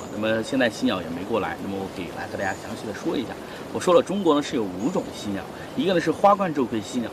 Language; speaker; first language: Chinese; native; Chinese